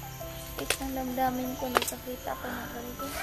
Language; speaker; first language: Filipino; non-native, local second language; Cebuano